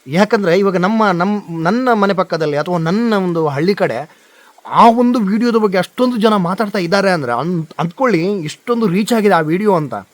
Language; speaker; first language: Kannada; non-native, local second language; Konkani